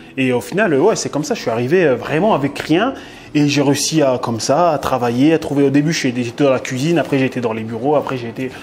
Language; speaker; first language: French; native; French